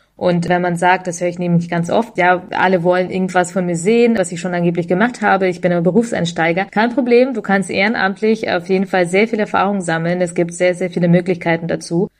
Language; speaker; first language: German; early bilingual, other home language; Russian